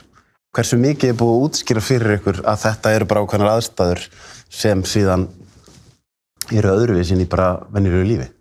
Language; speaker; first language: Icelandic; native; Icelandic